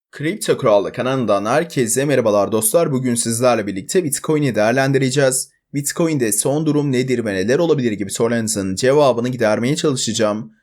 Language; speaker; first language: Turkish; native; Turkish